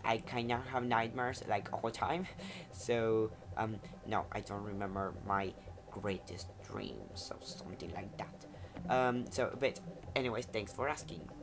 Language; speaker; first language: English; non-native, fluent; Spanish